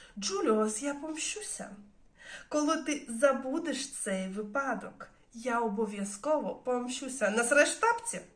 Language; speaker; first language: Ukrainian; non-native, local second language; Russian